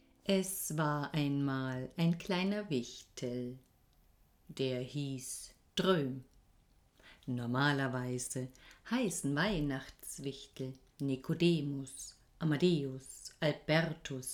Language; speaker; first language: German; native; German